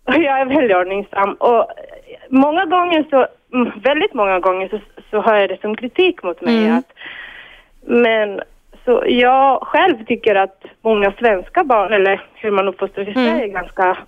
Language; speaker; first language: Swedish; non-native, fluent; Bulgarian